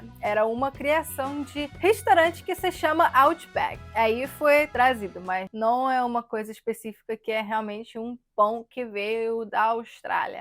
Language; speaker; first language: Portuguese; non-native, fluent; Russian